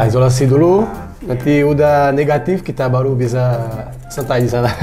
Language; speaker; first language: Indonesian; non-native, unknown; Portuguese